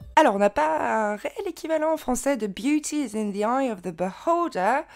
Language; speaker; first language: French; native; French